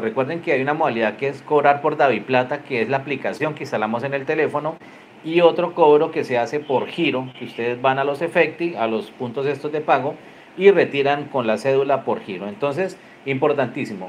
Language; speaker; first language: Spanish; native; Spanish